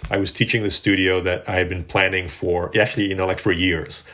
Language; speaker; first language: English; native; English